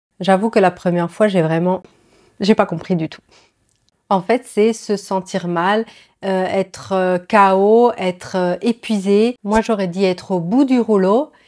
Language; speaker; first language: French; native; French